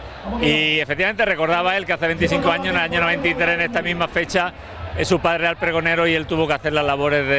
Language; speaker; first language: Spanish; native; Spanish